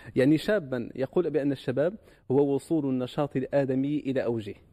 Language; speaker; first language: Arabic; native; Arabic